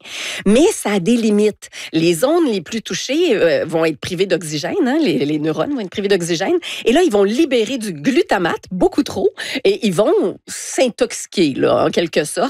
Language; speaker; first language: French; native; French